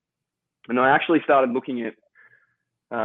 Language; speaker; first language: English; native; English